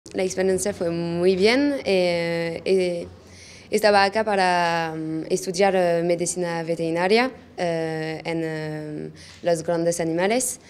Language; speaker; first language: Spanish; non-native, learner; French